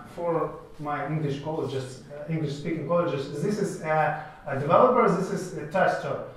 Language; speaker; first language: English; non-native, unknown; Russian